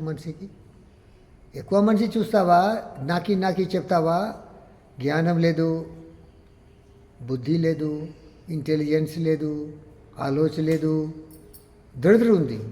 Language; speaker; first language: Telugu; non-native, learner; Hindi